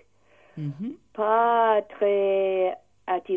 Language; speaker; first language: French; non-native, learner; English